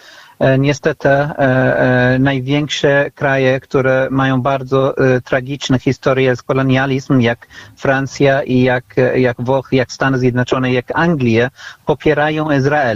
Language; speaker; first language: Polish; non-native, fluent; Arabic